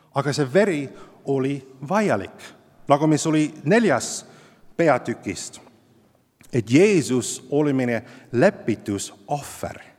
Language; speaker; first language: Estonian; non-native, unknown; English